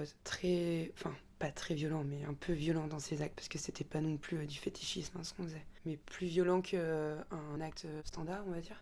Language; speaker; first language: French; native; French